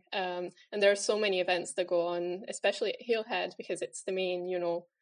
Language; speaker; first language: English; non-native, fluent; Italian